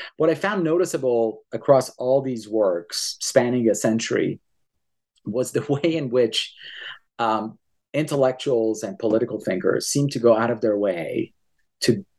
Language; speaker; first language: English; early bilingual, other home language; Persian